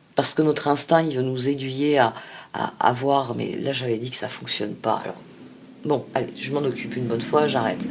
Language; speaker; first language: French; native; French